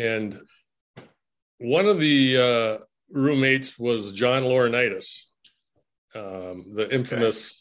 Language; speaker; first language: English; native; English